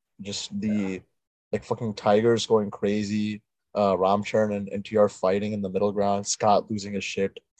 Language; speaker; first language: English; early bilingual, other home language; Telugu